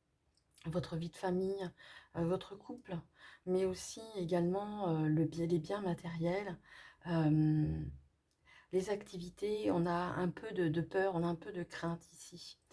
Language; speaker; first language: French; native; French